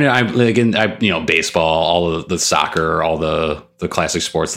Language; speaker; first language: English; native; English